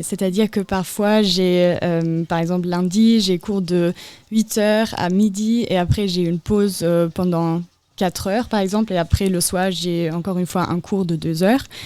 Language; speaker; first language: French; non-native, fluent; German